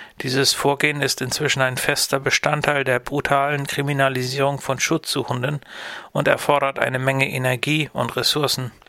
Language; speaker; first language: German; native; German